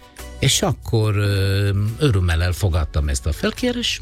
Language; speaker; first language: Hungarian; non-native, learner; Italian